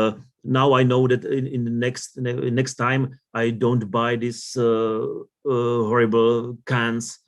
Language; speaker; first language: English; non-native, learner; Czech